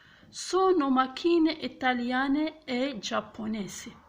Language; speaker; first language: Italian; non-native, fluent; French